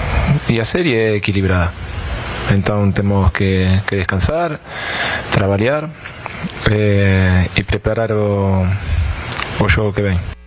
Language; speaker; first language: Portuguese; non-native, fluent; Spanish